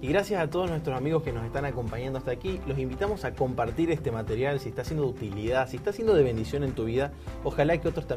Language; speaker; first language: Spanish; native; Spanish